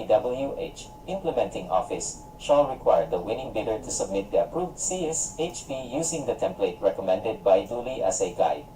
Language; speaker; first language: English; non-native, local second language; Cebuano